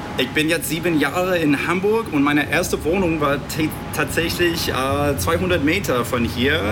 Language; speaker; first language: German; non-native, learner; English